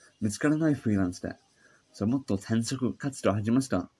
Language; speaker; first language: Japanese; non-native, learner; English